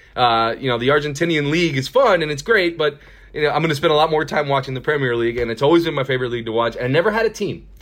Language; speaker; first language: English; native; English